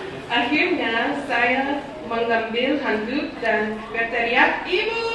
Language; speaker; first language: Indonesian; non-native, learner; English